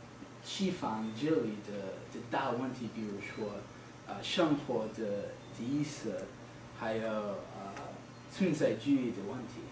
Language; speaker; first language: Chinese; non-native, learner; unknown